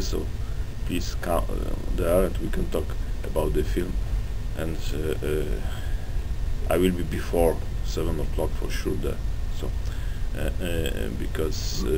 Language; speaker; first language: English; non-native, learner; Polish